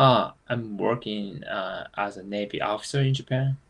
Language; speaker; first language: English; non-native, learner; Japanese